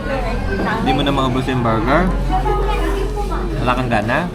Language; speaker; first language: Filipino; native; Filipino